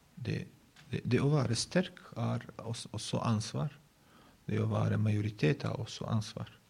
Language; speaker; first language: Norwegian; non-native, fluent; Bosnian